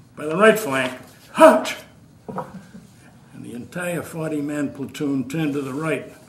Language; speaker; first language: English; native; English